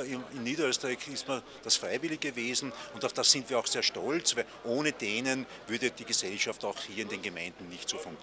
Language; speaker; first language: German; native; German